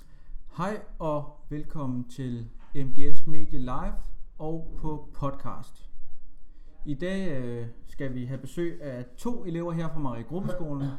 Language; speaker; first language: Danish; native; Danish